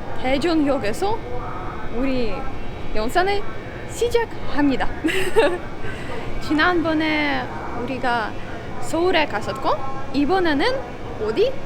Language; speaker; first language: Korean; non-native, learner; Ukrainian